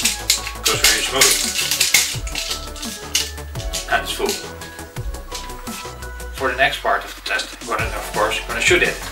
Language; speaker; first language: English; non-native, fluent; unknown